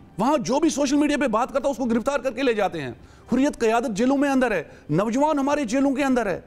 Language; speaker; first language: Urdu; non-native, local second language; Kashmiri